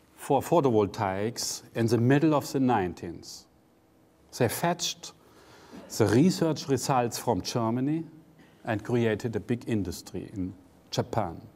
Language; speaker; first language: English; non-native, fluent; German